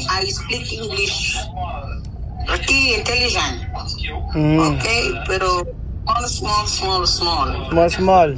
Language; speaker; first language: English; non-native, learner; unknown